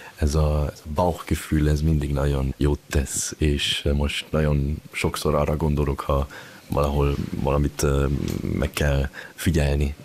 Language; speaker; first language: Hungarian; early bilingual, heritage; Hungarian